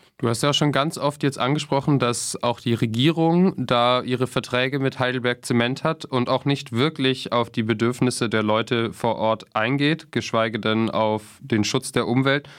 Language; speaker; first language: German; native; German